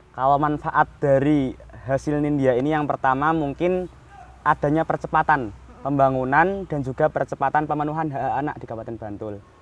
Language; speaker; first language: Indonesian; non-native, local second language; Javanese